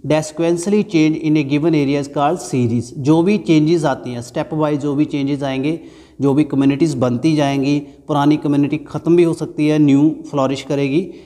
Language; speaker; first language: Hindi; non-native, local second language; Punjabi